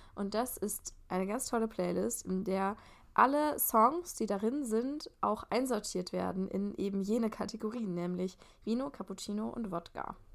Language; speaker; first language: German; native; German